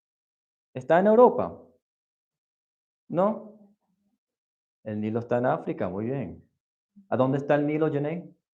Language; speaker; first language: Spanish; non-native, fluent; English